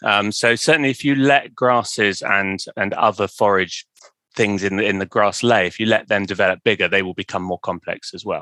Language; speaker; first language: English; native; English